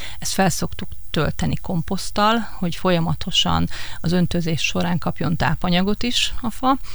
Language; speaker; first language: Hungarian; native; Hungarian